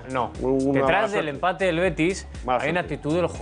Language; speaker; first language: Spanish; native; Spanish